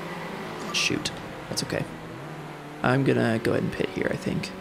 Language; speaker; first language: English; native; English